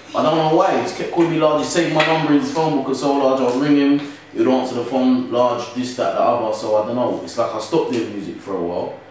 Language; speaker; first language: English; native; English